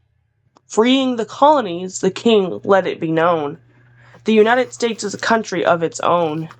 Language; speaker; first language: English; native; English